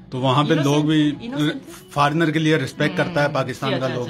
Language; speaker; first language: Urdu; native; Urdu